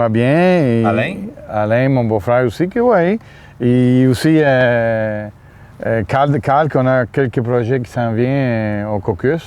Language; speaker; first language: French; non-native, fluent; Spanish